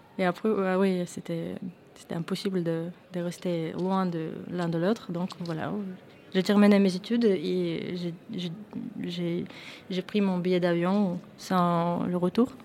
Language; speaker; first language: French; non-native, fluent; Russian